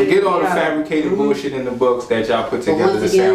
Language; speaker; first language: English; native; English